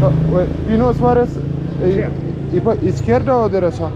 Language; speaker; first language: Spanish; non-native, learner; Italian